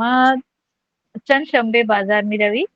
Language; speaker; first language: Persian; non-native, learner; Urdu